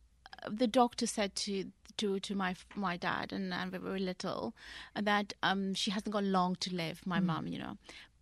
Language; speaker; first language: English; non-native, local second language; Punjabi